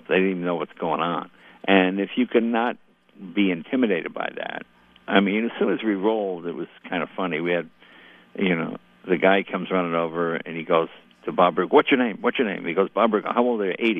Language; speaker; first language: English; native; English